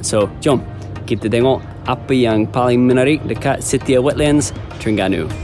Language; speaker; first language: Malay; non-native, fluent; English